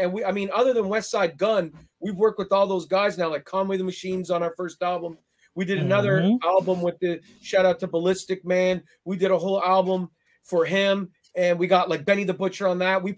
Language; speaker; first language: English; native; English